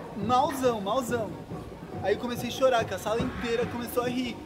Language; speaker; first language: Portuguese; early bilingual, other home language; Spanish